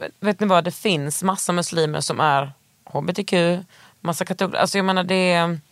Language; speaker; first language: Swedish; native; Swedish